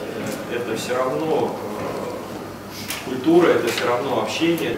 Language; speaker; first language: Russian; native; Russian